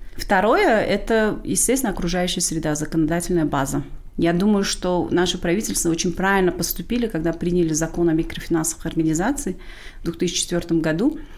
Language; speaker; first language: Russian; non-native, local second language; Tajik